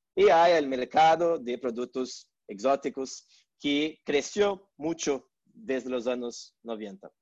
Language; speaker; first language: Spanish; non-native, learner; Portuguese